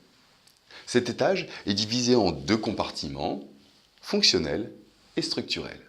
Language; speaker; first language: French; native; French